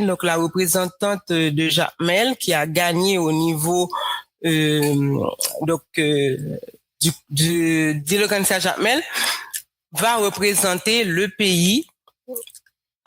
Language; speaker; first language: French; non-native, local second language; Haitian Creole